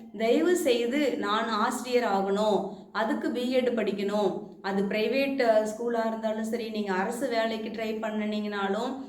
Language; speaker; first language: Tamil; native; Tamil